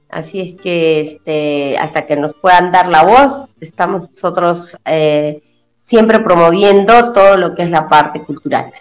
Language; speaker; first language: Spanish; native; Spanish